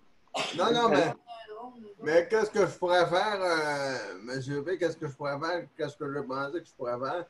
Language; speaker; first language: French; native; French